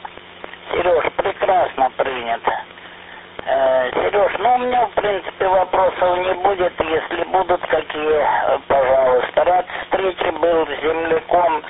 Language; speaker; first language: Russian; native; Russian